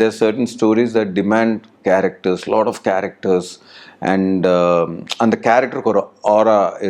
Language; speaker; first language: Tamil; non-native, learner; Telugu